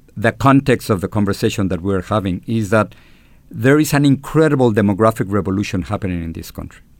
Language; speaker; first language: English; non-native, fluent; Spanish